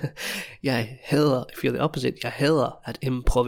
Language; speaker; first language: Danish; non-native, fluent; English